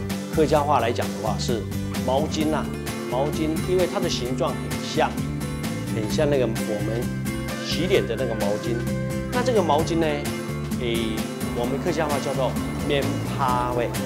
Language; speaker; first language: Chinese; non-native, local second language; Hakka Chinese